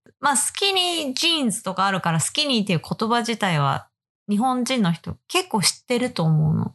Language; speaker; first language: Japanese; native; Japanese